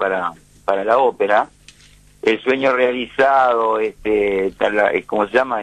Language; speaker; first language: Spanish; native; Spanish